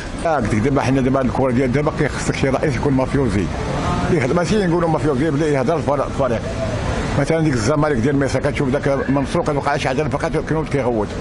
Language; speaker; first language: Arabic; native; Arabic